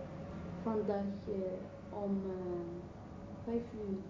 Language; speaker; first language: Dutch; non-native, learner; Arabic